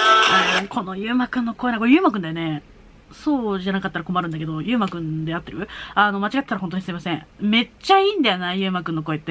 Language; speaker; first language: Japanese; native; Japanese